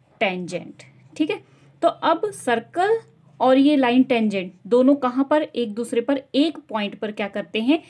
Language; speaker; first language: Hindi; native; Hindi